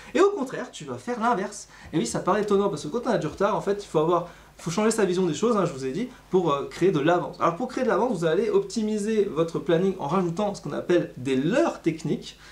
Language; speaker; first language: French; native; French